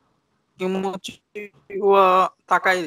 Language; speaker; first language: Japanese; non-native, learner; Bangla